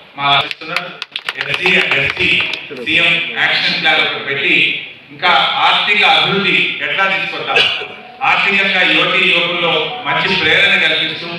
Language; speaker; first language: Telugu; native; Telugu